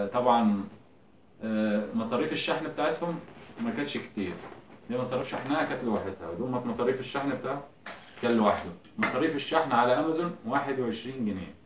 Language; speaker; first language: Arabic; native; Arabic